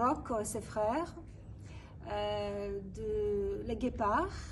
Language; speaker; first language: French; non-native, fluent; Polish